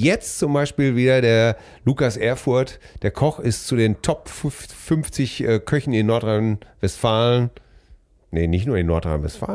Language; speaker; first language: German; native; German